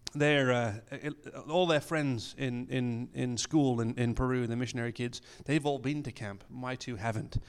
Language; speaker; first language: English; native; English